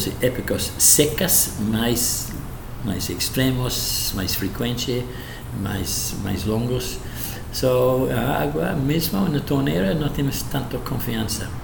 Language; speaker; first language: Portuguese; non-native, fluent; English